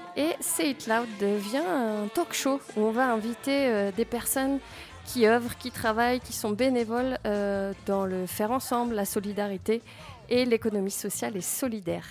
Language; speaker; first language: French; native; French